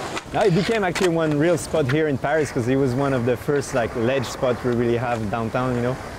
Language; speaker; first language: English; non-native, fluent; French